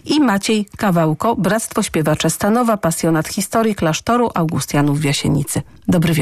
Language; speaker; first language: Polish; native; Polish